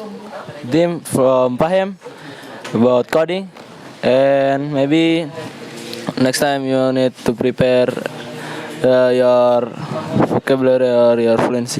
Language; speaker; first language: English; non-native, learner; Indonesian